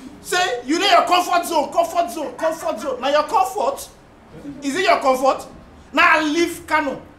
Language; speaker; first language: Nigerian Pidgin; non-native, local second language; Hausa